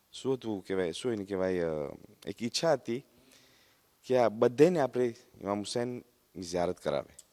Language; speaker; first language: Gujarati; early bilingual, heritage; Gujarati